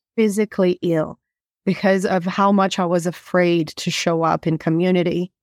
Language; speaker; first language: English; non-native, fluent; Portuguese